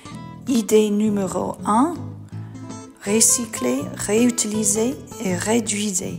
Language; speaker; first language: French; non-native, learner; English